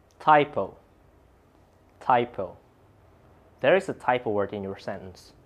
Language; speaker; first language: English; non-native, fluent; Indonesian